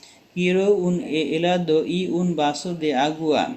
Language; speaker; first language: Spanish; non-native, learner; Bangla